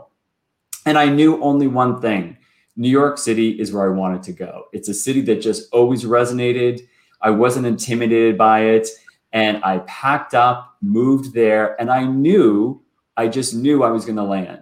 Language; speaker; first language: English; native; English